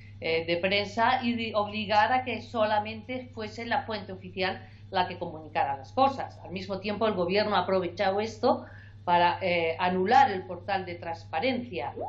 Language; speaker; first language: Spanish; native; Spanish